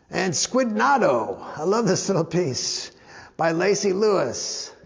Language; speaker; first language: English; native; English